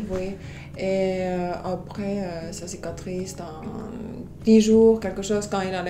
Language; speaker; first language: French; non-native, fluent; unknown